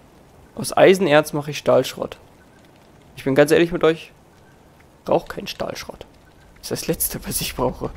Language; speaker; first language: German; native; German